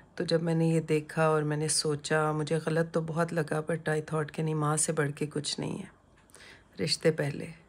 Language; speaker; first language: Urdu; native; Urdu